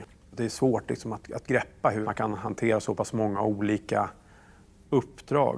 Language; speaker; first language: Swedish; native; Swedish